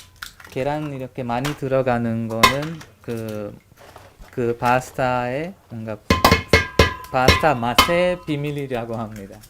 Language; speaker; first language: Korean; non-native, learner; Hungarian